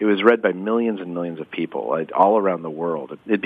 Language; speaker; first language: English; native; English